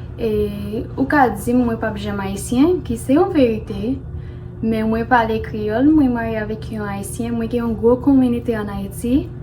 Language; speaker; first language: Haitian Creole; non-native, fluent; English